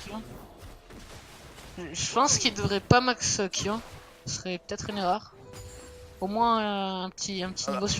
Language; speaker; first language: French; native; French